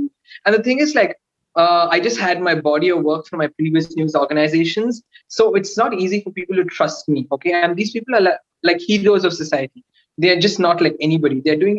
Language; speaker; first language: English; non-native, local second language; Tamil